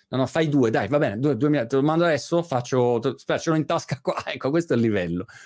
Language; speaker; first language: Italian; native; Italian